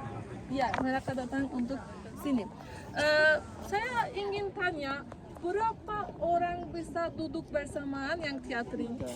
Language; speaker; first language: Indonesian; non-native, learner; Turkish